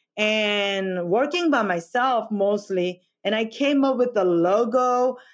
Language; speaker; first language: English; non-native, fluent; Korean